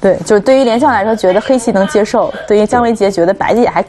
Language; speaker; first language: Chinese; native; Chinese